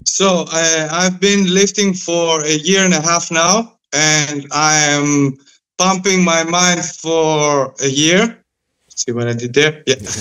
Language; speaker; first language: English; non-native, fluent; Greek